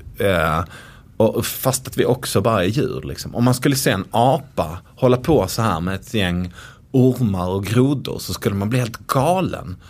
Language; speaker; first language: Swedish; native; Swedish